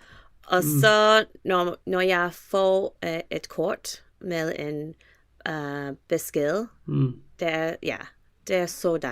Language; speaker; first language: Danish; non-native, learner; English